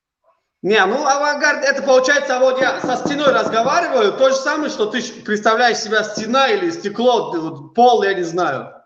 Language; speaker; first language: Russian; non-native, local second language; Tajik